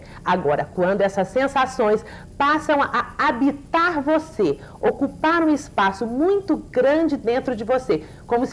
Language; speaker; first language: Portuguese; native; Portuguese